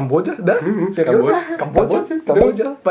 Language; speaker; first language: Russian; non-native, learner; Indonesian